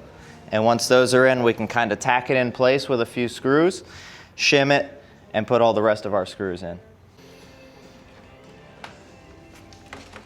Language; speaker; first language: English; native; English